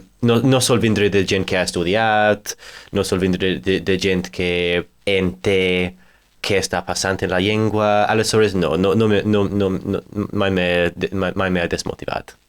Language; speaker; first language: Catalan; non-native, fluent; English